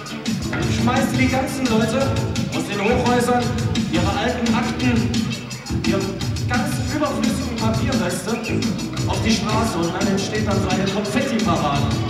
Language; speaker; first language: German; native; German